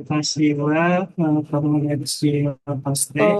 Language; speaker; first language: Japanese; non-native, learner; Indonesian